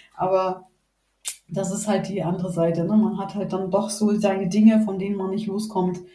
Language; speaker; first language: German; native; German